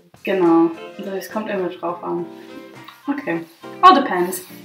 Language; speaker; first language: German; non-native, learner; English